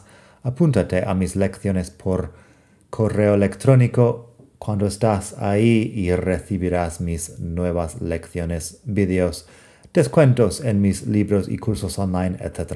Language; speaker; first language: Spanish; non-native, fluent; English